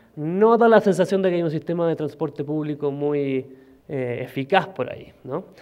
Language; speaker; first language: Spanish; native; Spanish